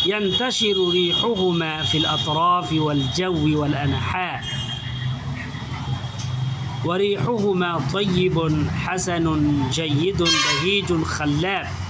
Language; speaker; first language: Arabic; non-native, fluent; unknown